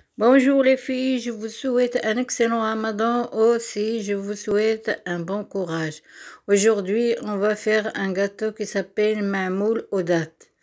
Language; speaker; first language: French; non-native, local second language; Arabic